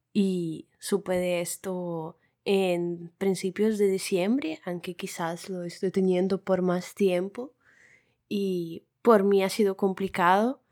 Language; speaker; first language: Spanish; non-native, fluent; Russian